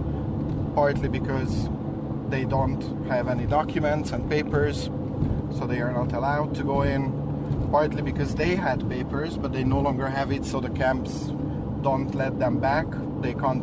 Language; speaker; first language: English; non-native, fluent; Hungarian